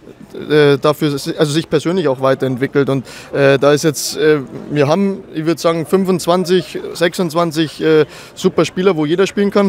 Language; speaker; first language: German; native; German